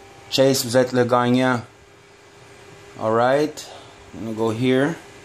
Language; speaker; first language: French; native; French